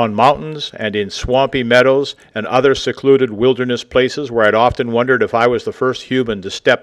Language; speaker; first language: English; native; English